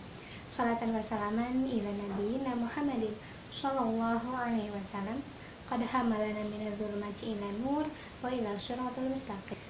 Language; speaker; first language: Arabic; non-native, learner; Indonesian